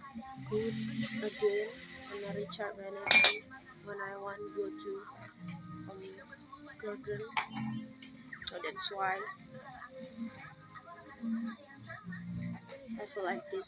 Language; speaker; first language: English; non-native, learner; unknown